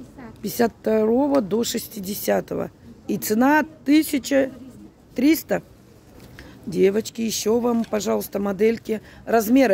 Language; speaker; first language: Russian; native; Russian